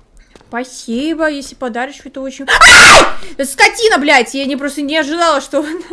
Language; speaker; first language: Russian; native; Russian